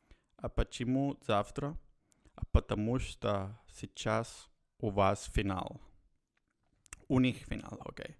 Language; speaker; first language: Russian; non-native, learner; Spanish